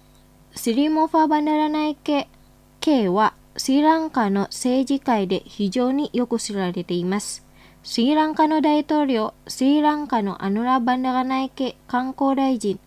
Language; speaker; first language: Japanese; non-native, fluent; Indonesian